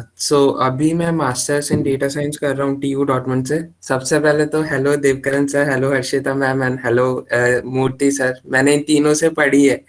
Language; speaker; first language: Hindi; native; Hindi